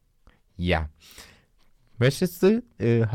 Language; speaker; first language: German; non-native, learner; Turkish